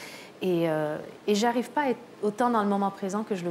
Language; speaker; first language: French; native; French